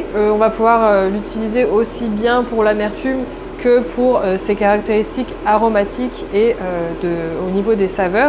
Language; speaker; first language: French; native; French